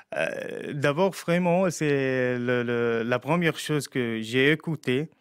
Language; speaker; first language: French; non-native, fluent; Arabic